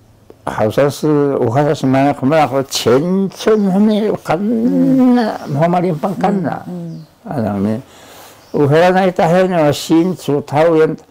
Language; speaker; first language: Chinese; non-native, local second language; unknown